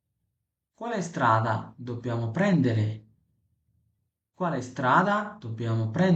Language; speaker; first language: Italian; non-native, fluent; Bangla